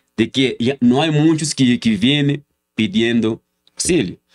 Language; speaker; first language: Spanish; non-native, learner; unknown